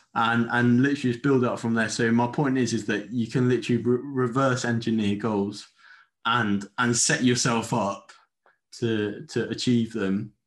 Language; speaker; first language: English; non-native, fluent; Spanish